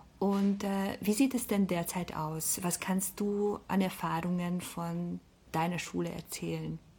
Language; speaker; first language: German; native; German